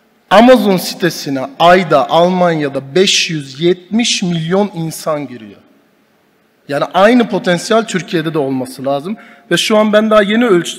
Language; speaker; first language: Turkish; early bilingual, heritage; Turkish